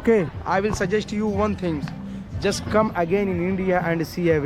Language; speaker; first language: English; non-native, learner; Hindi